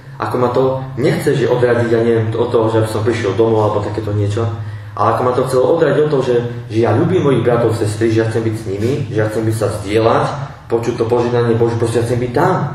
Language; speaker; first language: Slovak; non-native, local second language; Romany